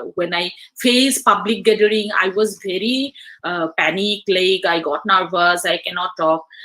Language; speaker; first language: English; non-native, local second language; Assamese